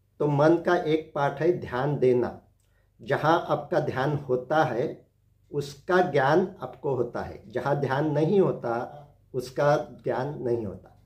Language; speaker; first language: Hindi; non-native, local second language; Marathi